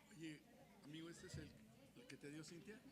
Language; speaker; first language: Spanish; native; Spanish